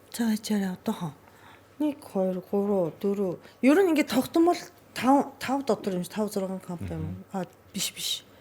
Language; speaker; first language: Mongolian; non-native, fluent; Japanese